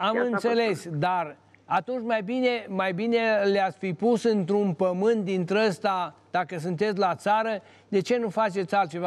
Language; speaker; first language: Romanian; native; Romanian